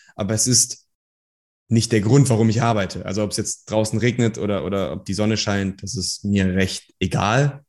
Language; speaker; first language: German; early bilingual, other home language; Persian